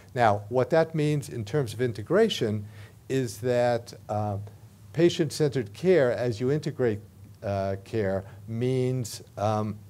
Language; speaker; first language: English; native; English